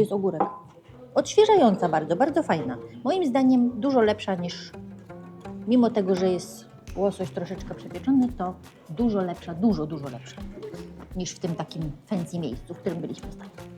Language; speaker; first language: Polish; native; Polish